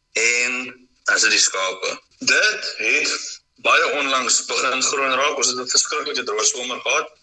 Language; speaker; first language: Afrikaans; native; Afrikaans